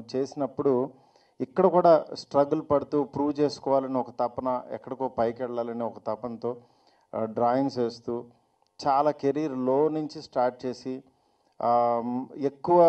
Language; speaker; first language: Telugu; native; Telugu